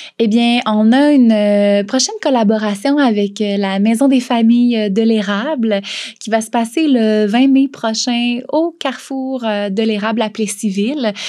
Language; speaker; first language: French; native; French